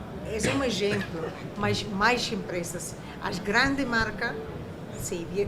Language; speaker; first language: Portuguese; non-native, fluent; Italian